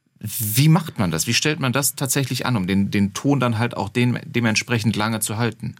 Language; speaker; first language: German; native; German